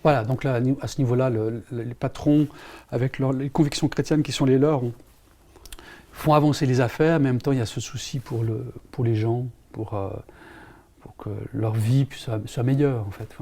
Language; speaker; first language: French; native; French